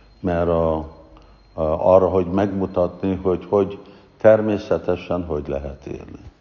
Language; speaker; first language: Hungarian; non-native, fluent; English